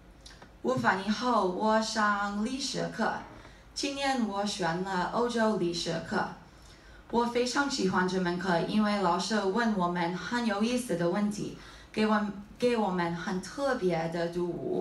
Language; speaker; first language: Chinese; non-native, learner; English